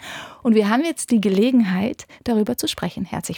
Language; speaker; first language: German; native; German